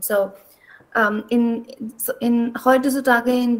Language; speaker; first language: German; non-native, learner; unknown